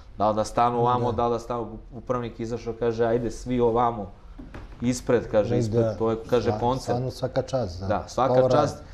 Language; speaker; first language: Serbian; native; Serbian